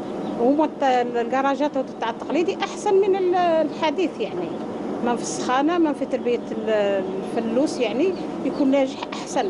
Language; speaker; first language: Arabic; native; Arabic